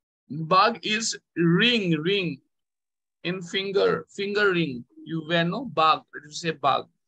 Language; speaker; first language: English; non-native, local second language; Bangla